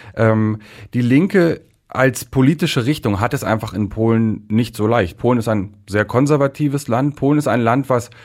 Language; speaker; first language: German; native; German